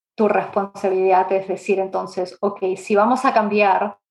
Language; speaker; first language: Spanish; native; Spanish